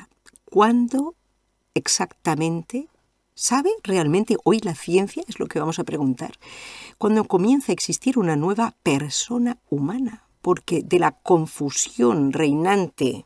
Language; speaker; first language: Spanish; native; Spanish